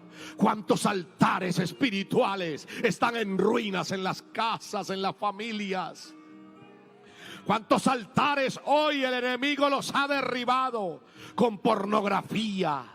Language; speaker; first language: Spanish; native; Spanish